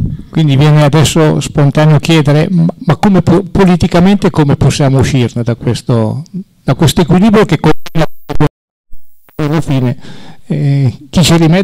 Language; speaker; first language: Italian; native; Italian